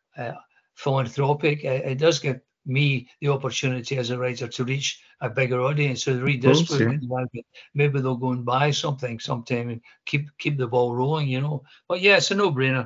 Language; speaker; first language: English; native; English